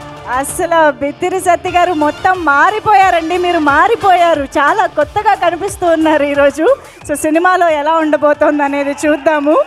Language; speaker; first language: Telugu; native; Telugu